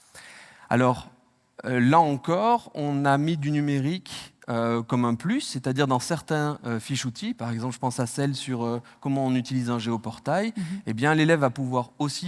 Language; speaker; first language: French; native; French